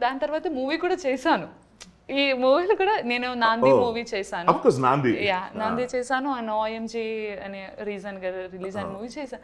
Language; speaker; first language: Telugu; non-native, learner; Malayalam